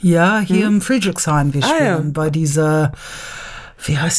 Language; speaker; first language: German; non-native, learner; English